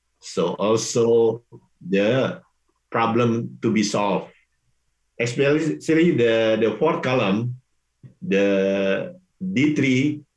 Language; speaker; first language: English; non-native, learner; Indonesian